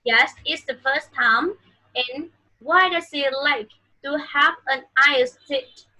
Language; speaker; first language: English; non-native, fluent; Vietnamese